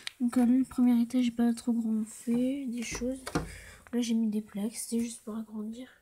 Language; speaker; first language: French; native; French